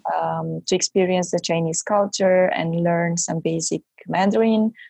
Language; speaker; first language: English; non-native, fluent; Romanian